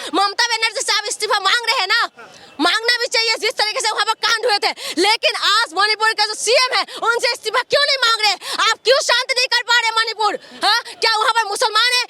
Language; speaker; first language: Hindi; non-native, local second language; Manipuri